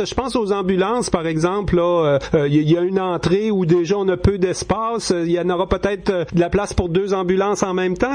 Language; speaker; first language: French; native; French